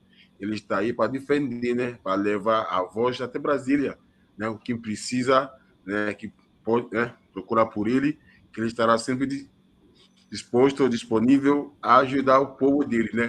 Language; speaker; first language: Portuguese; non-native, fluent; Yoruba